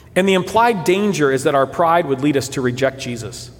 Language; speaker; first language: English; early bilingual, other home language; Portuguese